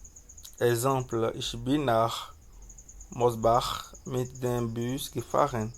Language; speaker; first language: German; non-native, fluent; French